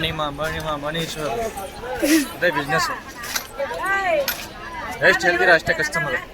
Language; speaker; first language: Kannada; non-native, learner; Hindi